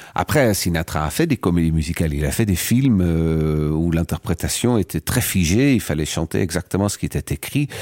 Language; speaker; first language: French; non-native, fluent; Dutch